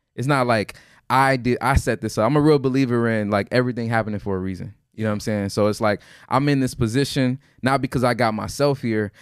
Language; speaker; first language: English; native; English